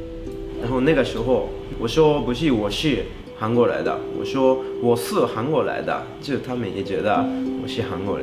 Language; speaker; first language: Chinese; non-native, learner; Japanese